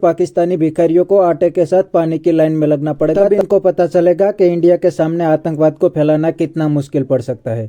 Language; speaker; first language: Hindi; native; Hindi